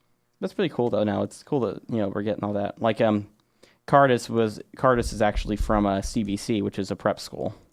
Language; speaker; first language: English; native; English